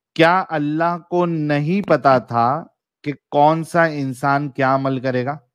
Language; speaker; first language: Hindi; native; Hindi